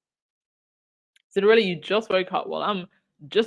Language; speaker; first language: English; native; English